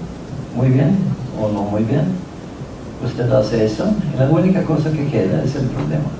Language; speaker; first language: Spanish; non-native, fluent; Norwegian